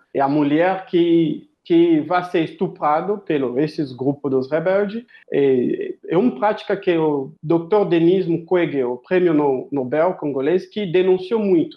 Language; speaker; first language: Portuguese; non-native, fluent; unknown